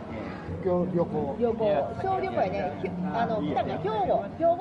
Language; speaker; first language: Japanese; native; Japanese